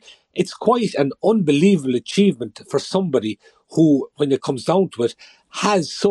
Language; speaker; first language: English; native; English